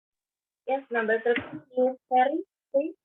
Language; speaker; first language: English; non-native, learner; Indonesian